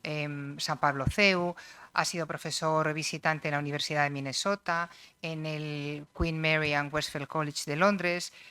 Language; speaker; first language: Spanish; native; Spanish